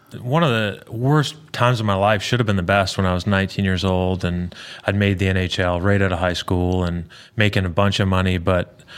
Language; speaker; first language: English; native; English